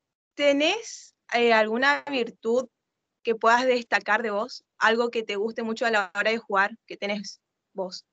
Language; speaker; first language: Spanish; native; Spanish